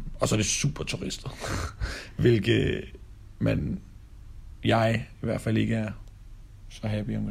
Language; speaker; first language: Danish; native; Danish